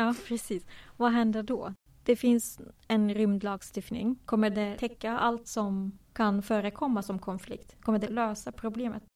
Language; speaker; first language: Swedish; native; Swedish